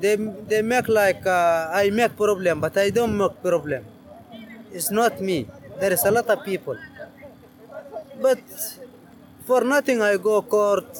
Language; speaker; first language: English; non-native, learner; Arabic